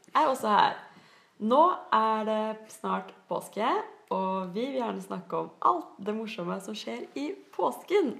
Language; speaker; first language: Norwegian; native; Norwegian